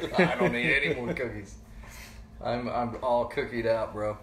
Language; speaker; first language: English; native; English